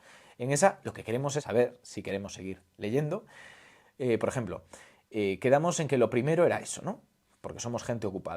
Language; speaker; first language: Spanish; native; Spanish